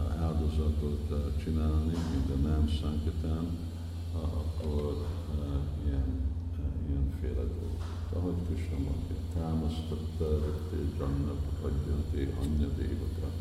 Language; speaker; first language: Hungarian; early bilingual, heritage; Hungarian